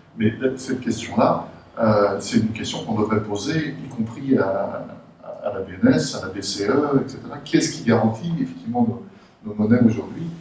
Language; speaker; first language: French; native; French